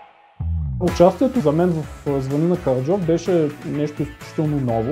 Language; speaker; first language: Bulgarian; native; Bulgarian